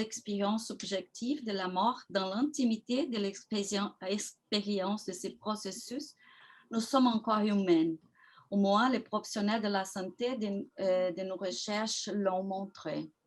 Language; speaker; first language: French; non-native, fluent; Portuguese